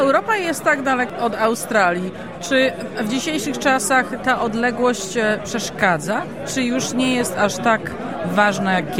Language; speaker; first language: Polish; native; Polish